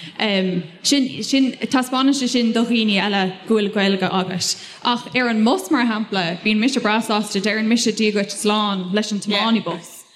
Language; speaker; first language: Irish; non-native, local second language; English